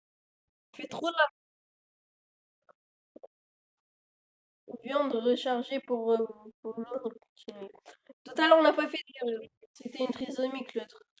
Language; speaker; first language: French; native; French